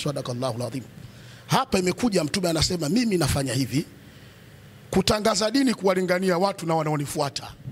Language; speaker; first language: Swahili; native; Swahili